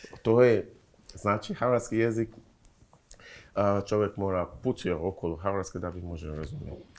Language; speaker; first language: Serbian; non-native, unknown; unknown